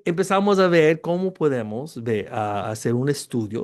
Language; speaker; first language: Spanish; early bilingual, heritage; Spanish